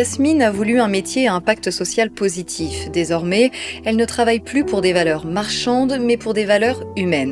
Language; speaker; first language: French; native; French